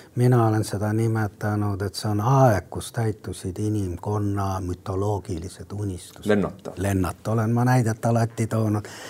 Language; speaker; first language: Estonian; non-native, local second language; Russian